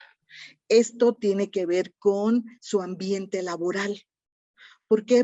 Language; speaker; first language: Spanish; native; Spanish